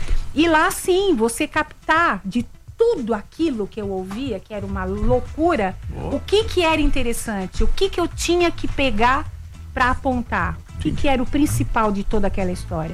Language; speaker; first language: Portuguese; native; Portuguese